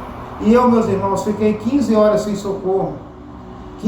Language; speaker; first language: Portuguese; native; Portuguese